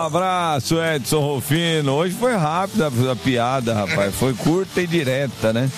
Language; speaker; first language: Portuguese; native; Portuguese